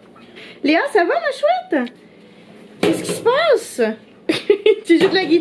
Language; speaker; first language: French; native; French